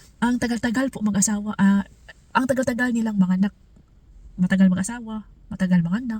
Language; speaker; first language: Filipino; non-native, local second language; Cebuano